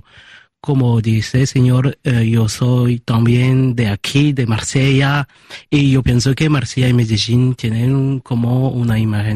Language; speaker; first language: Spanish; early bilingual, heritage; Spanish